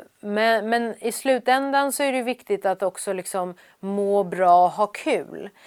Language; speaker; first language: Swedish; early bilingual, other home language; Persian